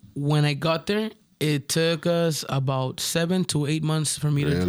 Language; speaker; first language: English; early bilingual, other home language; Spanish